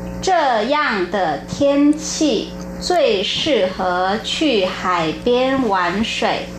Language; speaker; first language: Chinese; non-native, fluent; Vietnamese